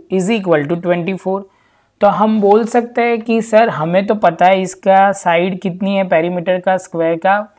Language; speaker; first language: Hindi; non-native, local second language; Gujarati